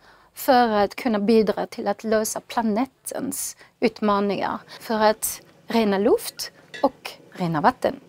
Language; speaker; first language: Swedish; non-native, fluent; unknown